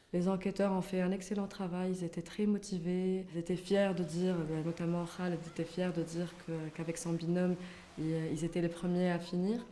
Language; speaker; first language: French; non-native, local second language; Arabic